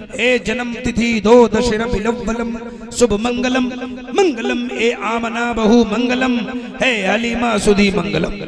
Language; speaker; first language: Hindi; native; Hindi